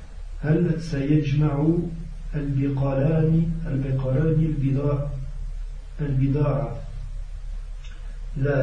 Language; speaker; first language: Arabic; non-native, learner; French